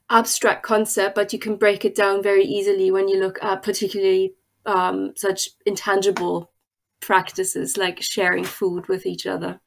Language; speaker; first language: English; non-native, fluent; German